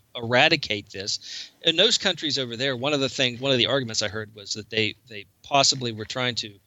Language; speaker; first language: English; native; English